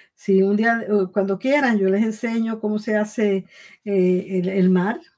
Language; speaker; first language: Spanish; native; Spanish